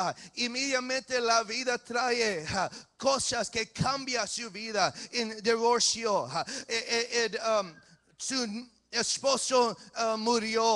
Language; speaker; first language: Spanish; early bilingual, heritage; English